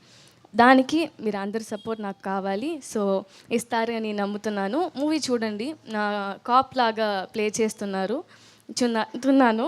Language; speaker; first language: Telugu; non-native, learner; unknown